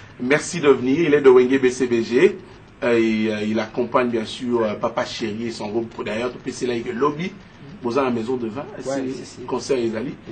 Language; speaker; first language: French; non-native, local second language; Lingala